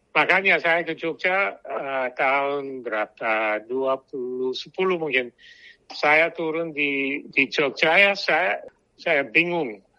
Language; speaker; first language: Indonesian; non-native, fluent; English